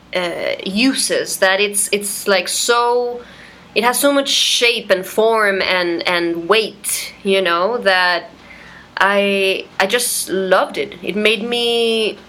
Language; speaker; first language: English; non-native, fluent; Spanish